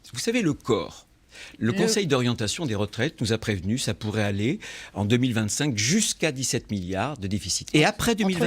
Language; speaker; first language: French; native; French